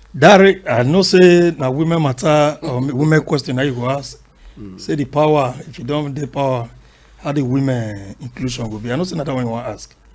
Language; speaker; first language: Nigerian Pidgin; non-native, local second language; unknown